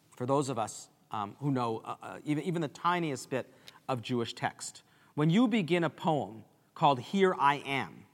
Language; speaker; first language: English; native; English